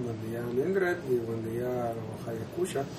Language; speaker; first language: Spanish; native; Spanish